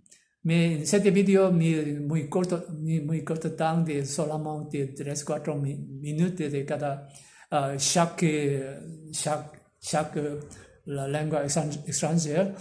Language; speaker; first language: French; non-native, learner; Korean